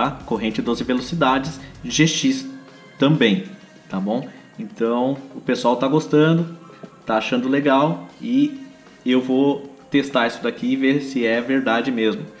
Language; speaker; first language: Portuguese; native; Portuguese